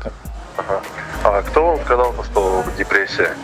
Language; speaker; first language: Russian; native; Russian